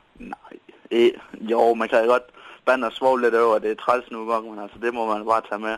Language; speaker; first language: Danish; native; Danish